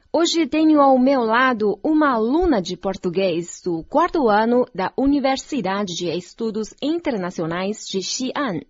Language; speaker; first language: Portuguese; non-native, fluent; Chinese